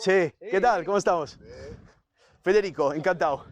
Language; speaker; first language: Spanish; non-native, fluent; Italian